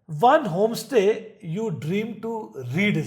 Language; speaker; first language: Hindi; native; Hindi